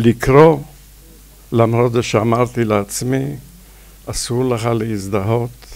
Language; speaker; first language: Hebrew; non-native, fluent; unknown